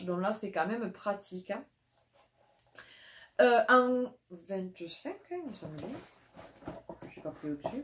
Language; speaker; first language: French; native; French